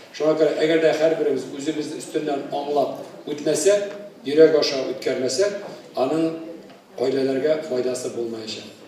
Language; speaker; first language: Tatar; native; Tatar